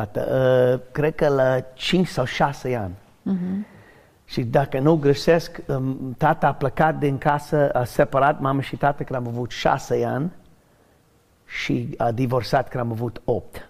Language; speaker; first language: Romanian; non-native, learner; English